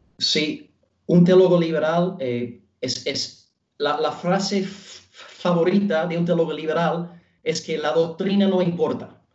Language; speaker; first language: Spanish; non-native, fluent; English